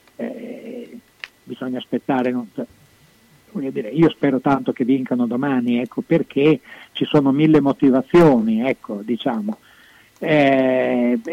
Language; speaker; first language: Italian; native; Italian